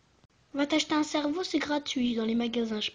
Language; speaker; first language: French; native; French